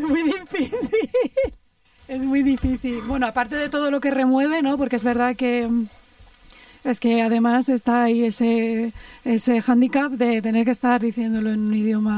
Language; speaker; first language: Spanish; native; Spanish